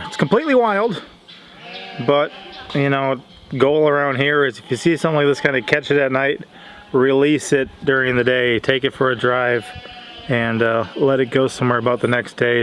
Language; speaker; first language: English; native; English